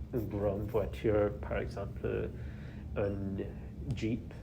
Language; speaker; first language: French; non-native, learner; English